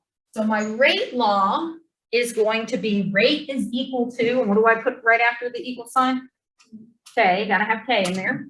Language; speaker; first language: English; native; English